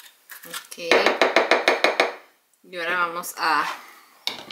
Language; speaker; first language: Spanish; early bilingual, heritage; Spanish